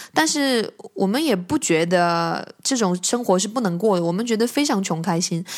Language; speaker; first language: Chinese; native; Chinese